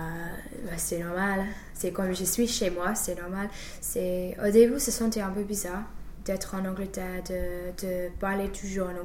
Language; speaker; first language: French; non-native, fluent; English